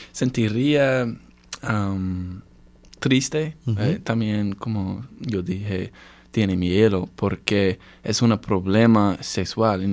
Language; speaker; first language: Spanish; non-native, learner; English